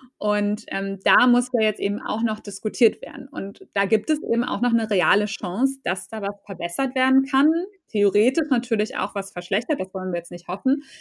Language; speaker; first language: German; native; German